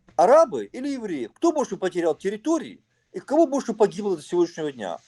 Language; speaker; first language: Russian; native; Russian